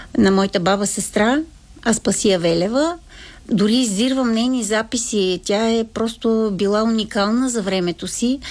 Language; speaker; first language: Bulgarian; native; Bulgarian